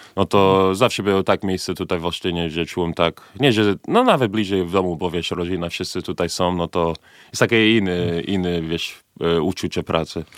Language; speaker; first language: Polish; early bilingual, heritage; Polish